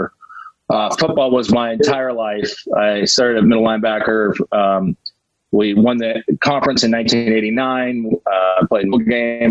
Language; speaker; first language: English; native; English